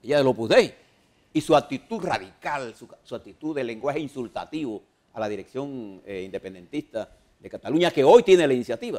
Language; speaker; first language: Spanish; native; Spanish